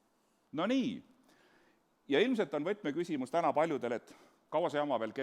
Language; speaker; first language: Estonian; native; Estonian